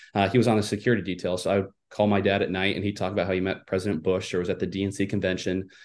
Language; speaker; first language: English; native; English